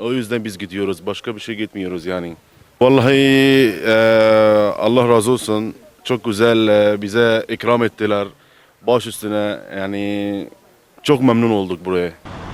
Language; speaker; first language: Turkish; non-native, learner; Arabic